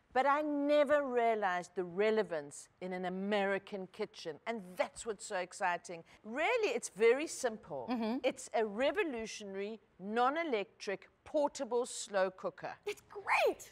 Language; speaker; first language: English; native; English